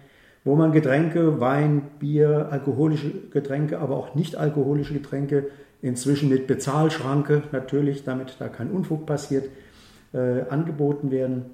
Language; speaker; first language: German; native; German